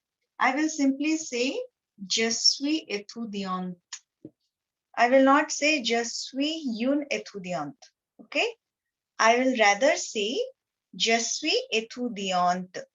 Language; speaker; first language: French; non-native, learner; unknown